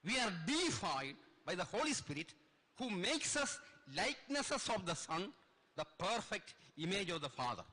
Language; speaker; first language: English; non-native, local second language; Malayalam